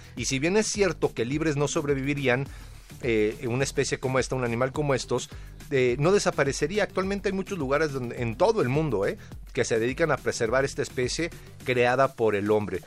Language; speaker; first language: Spanish; native; Spanish